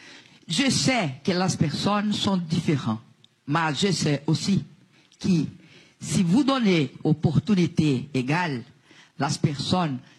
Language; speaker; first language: French; non-native, learner; Portuguese